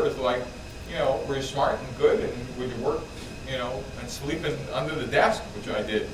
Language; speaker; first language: English; native; English